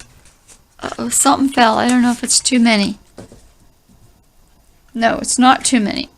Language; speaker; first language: English; native; English